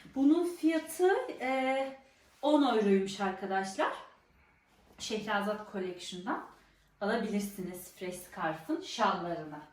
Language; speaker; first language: Turkish; early bilingual, heritage; Turkish